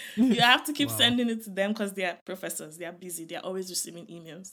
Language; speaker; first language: English; non-native, local second language; Yoruba